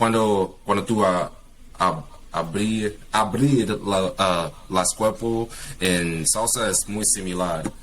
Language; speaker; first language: Spanish; non-native, learner; English